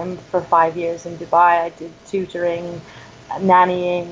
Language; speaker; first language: English; native; English